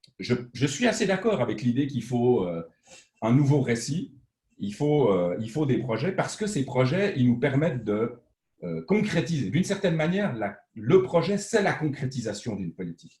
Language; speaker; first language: French; native; French